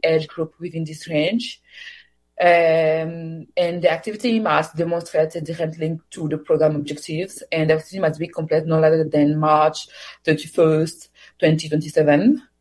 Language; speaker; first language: English; non-native, fluent; Swahili